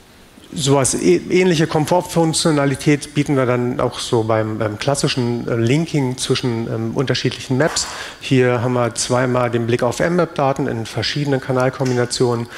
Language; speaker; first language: German; native; German